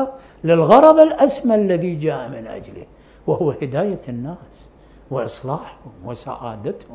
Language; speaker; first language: Arabic; native; Arabic